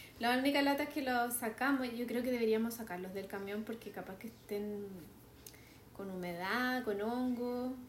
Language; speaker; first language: Spanish; native; Spanish